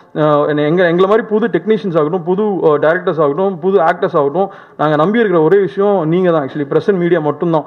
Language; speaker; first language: Tamil; native; Tamil